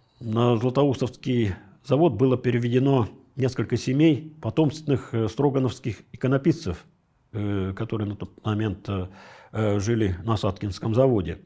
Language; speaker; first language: Russian; native; Russian